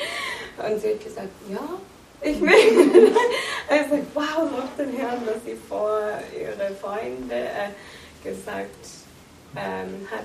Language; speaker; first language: German; non-native, learner; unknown